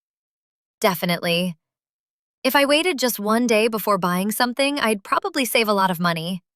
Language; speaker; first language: English; native; English